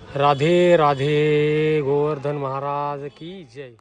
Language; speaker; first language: Hindi; non-native, local second language; Marathi